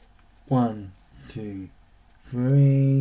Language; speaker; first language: English; native; English